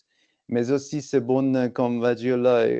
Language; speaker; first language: French; non-native, fluent; Persian